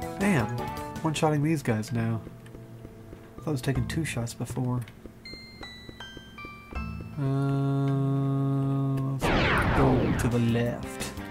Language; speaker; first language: English; native; English